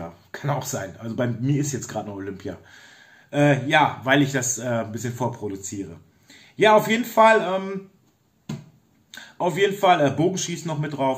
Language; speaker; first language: German; native; German